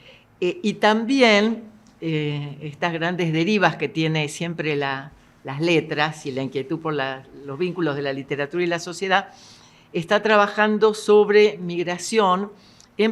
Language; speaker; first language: Spanish; native; Spanish